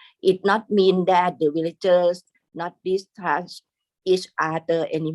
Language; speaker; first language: English; non-native, fluent; Thai